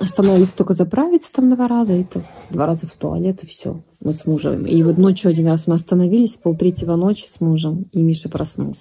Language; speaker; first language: Russian; native; Russian